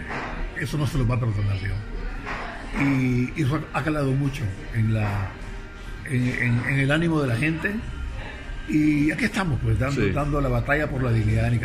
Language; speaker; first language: Spanish; native; Spanish